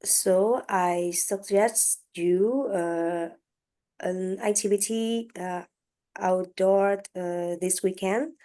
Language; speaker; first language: English; non-native, learner; French